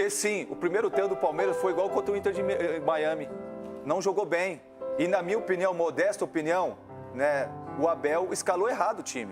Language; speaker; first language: Portuguese; native; Portuguese